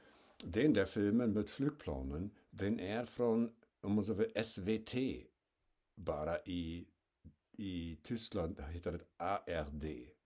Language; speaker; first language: Swedish; non-native, fluent; German